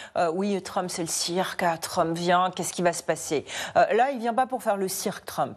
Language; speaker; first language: French; native; French